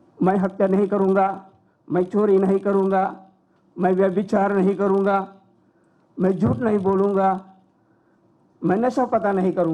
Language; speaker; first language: Hindi; non-native, fluent; Sinhala